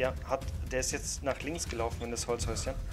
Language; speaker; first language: German; native; German